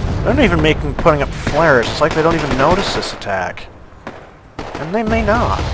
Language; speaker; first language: English; native; English